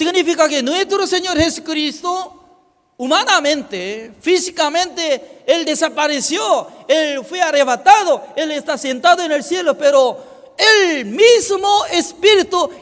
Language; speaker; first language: Spanish; non-native, fluent; Korean